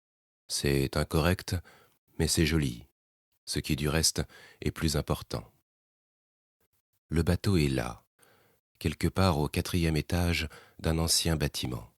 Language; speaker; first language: French; native; French